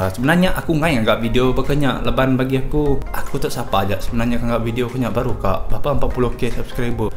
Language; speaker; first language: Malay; non-native, local second language; Iban